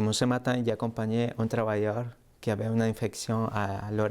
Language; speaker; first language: French; native; French